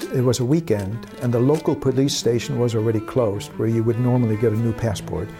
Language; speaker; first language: English; early bilingual, other home language; German